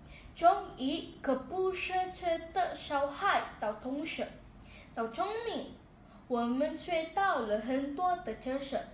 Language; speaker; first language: Chinese; non-native, learner; Indonesian